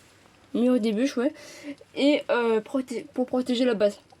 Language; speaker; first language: French; native; French